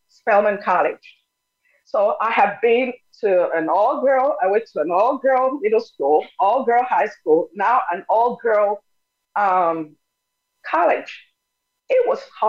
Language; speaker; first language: English; non-native, local second language; Yoruba